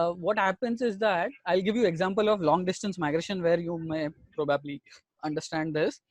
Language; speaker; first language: English; non-native, local second language; Marathi